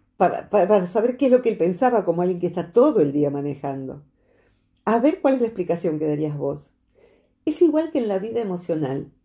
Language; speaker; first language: Spanish; native; Spanish